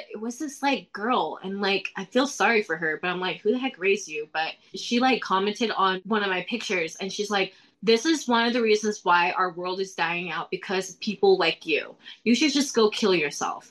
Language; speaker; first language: English; early bilingual, other home language; Thai